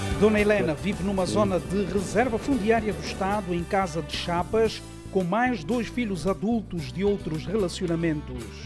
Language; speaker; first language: Portuguese; native; Portuguese